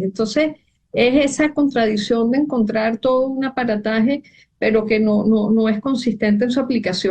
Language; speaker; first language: Spanish; native; Spanish